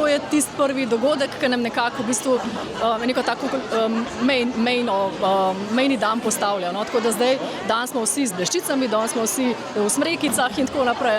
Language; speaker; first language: Slovenian; native; Slovenian